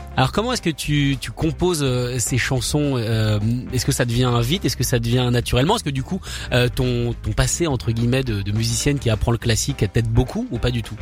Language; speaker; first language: French; native; French